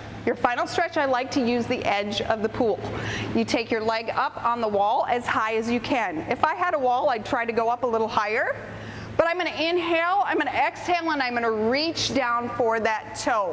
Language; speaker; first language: English; native; English